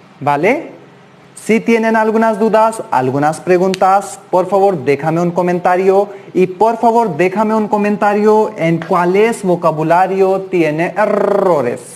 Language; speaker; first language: Spanish; non-native, fluent; Hindi